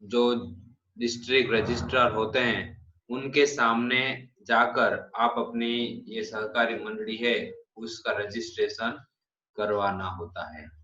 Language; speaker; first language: Hindi; non-native, local second language; Gujarati